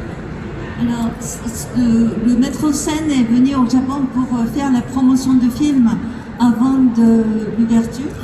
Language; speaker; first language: French; non-native, fluent; Japanese